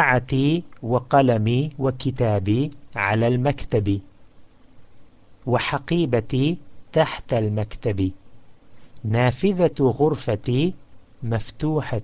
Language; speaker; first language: Arabic; non-native, fluent; English